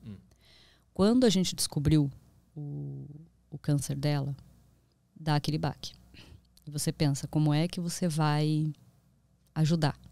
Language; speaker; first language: Portuguese; native; Portuguese